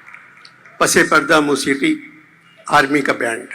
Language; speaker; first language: Urdu; native; Urdu